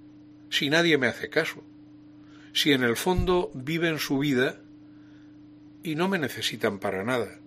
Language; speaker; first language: Spanish; native; Spanish